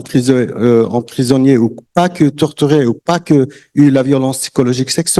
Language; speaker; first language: French; non-native, learner; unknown